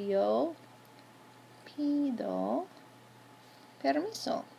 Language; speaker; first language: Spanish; non-native, fluent; English